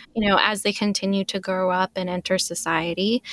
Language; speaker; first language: English; early bilingual, other home language; Filipino